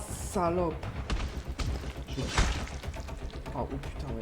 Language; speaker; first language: French; native; French